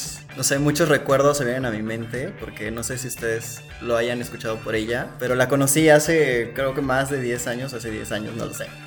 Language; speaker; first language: Spanish; native; Spanish